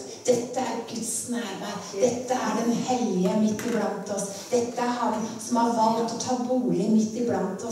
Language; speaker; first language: Norwegian; native; Norwegian